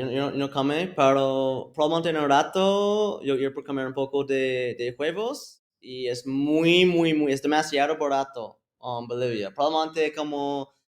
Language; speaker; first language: Spanish; non-native, learner; English